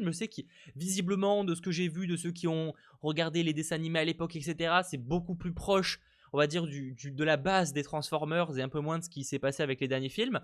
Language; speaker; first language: French; native; French